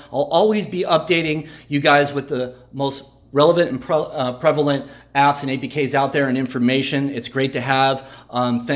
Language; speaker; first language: English; native; English